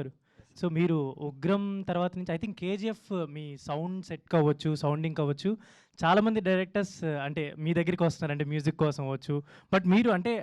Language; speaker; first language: Telugu; native; Telugu